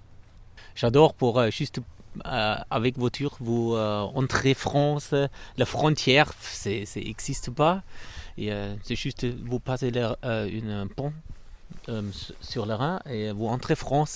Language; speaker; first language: French; non-native, fluent; German